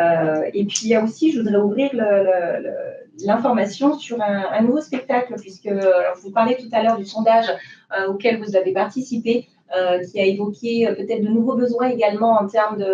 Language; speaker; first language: French; native; French